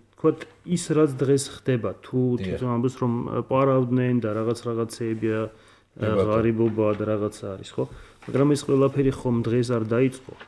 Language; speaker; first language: Georgian; non-native, local second language; Armenian